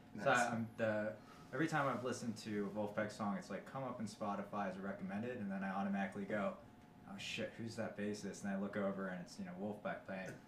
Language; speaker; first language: English; native; English